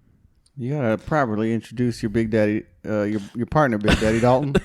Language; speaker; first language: English; native; English